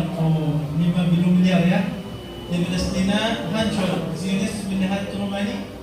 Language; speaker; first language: Indonesian; non-native, learner; Arabic